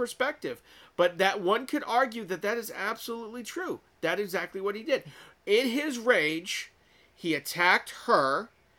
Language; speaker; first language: English; native; English